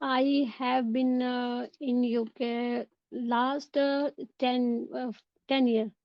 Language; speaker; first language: English; non-native, learner; Urdu